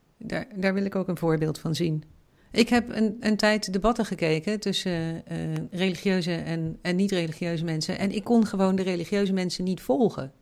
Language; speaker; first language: Dutch; native; Dutch